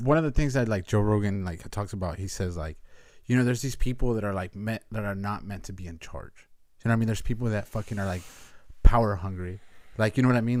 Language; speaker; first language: English; early bilingual, other home language; Spanish